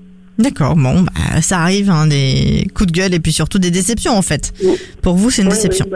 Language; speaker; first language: French; native; French